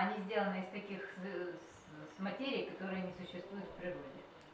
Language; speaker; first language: Russian; native; Russian